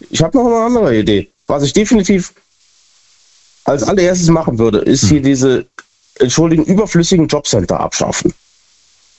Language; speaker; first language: German; native; German